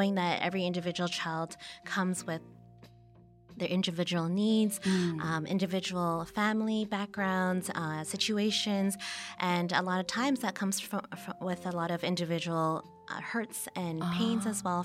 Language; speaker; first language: English; native; English